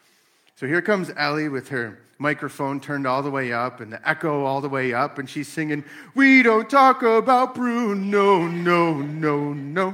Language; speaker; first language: English; native; English